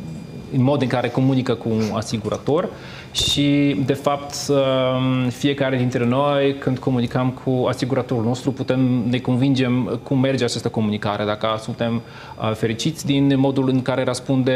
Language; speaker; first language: Romanian; non-native, fluent; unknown